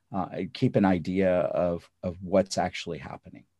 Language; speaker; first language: English; early bilingual, other home language; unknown